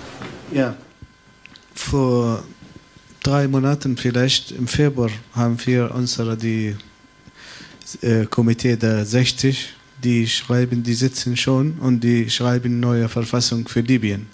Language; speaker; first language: German; non-native, fluent; Arabic